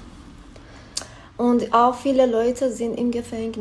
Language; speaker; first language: German; non-native, learner; Persian